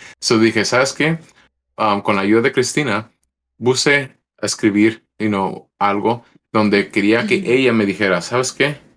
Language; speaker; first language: Spanish; early bilingual, heritage; Spanish